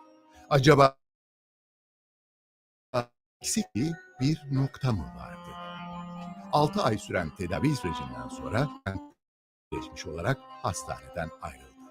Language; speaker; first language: Turkish; native; Turkish